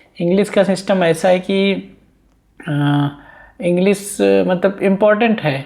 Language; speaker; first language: Hindi; native; Hindi